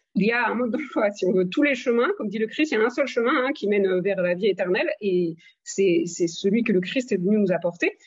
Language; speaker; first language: French; native; French